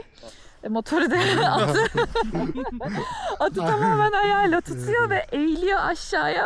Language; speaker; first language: Turkish; native; Turkish